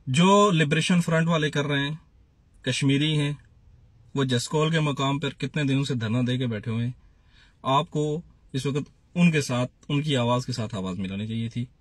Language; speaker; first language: Urdu; non-native, local second language; Punjabi